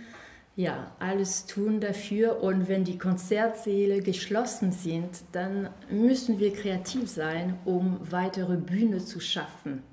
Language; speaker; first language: German; non-native, fluent; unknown